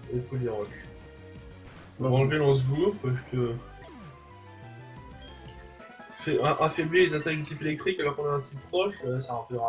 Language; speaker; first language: French; native; French